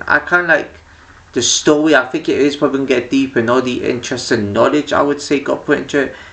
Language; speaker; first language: English; native; English